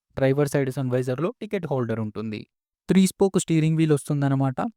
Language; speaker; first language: Telugu; native; Telugu